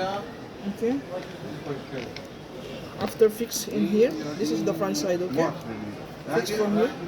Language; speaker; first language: English; non-native, learner; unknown